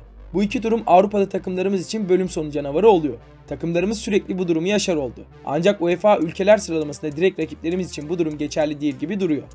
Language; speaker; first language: Turkish; native; Turkish